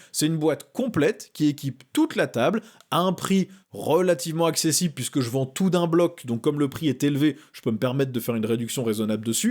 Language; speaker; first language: French; native; French